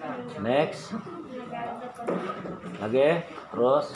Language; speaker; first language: Malay; native; Malay